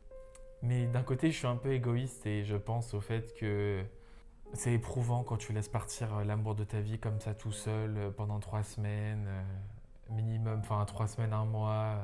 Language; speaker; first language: French; native; French